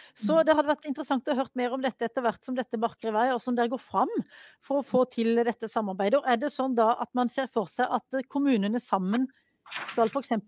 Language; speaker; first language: Norwegian; native; Norwegian